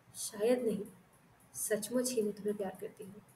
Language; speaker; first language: Hindi; non-native, local second language; Marathi